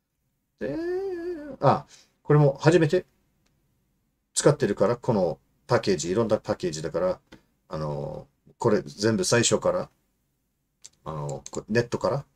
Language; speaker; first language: Japanese; non-native, fluent; English